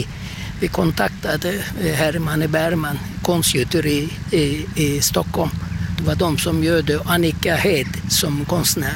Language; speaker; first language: Swedish; non-native, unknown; Turkish